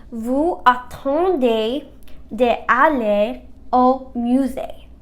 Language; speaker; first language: French; non-native, learner; English